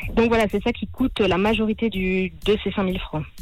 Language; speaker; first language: French; native; French